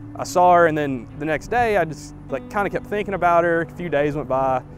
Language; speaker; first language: English; native; English